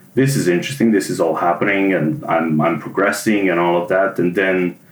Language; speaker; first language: English; non-native, fluent; Serbian